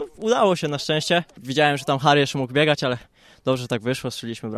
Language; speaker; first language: Polish; native; Polish